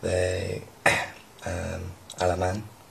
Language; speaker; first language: Spanish; non-native, learner; English